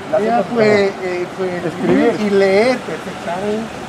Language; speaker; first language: Spanish; non-native, learner; English